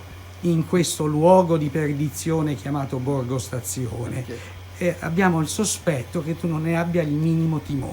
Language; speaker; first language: Italian; native; Italian